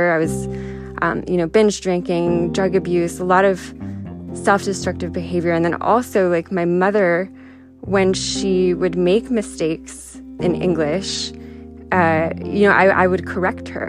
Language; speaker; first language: English; early bilingual, other home language; Spanish